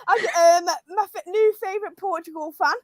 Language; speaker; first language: English; native; English